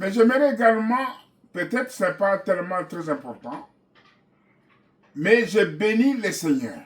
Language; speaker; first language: French; non-native, local second language; Kongo